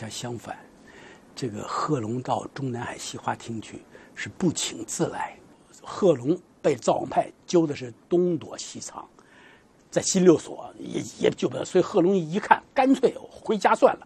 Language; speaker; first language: Chinese; native; Chinese